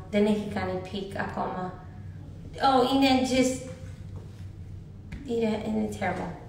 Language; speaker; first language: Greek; early bilingual, heritage; Greek